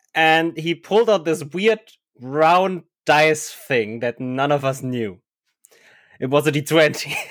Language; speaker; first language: English; non-native, fluent; German